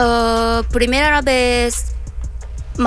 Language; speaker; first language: Spanish; non-native, learner; Korean